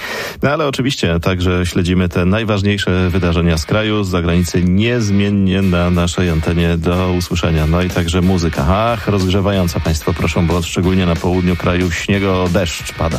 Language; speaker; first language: Polish; native; Polish